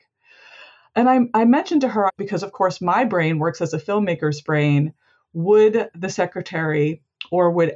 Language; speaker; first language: English; native; English